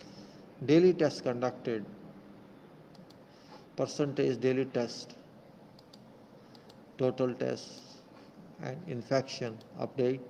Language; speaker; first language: English; non-native, local second language; Hindi